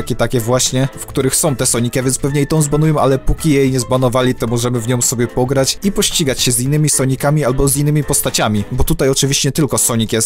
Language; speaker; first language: Polish; native; Polish